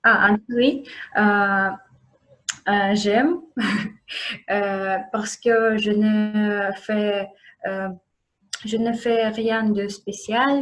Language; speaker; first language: French; non-native, learner; Russian